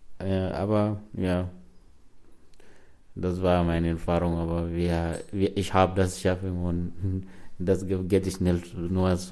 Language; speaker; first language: German; non-native, learner; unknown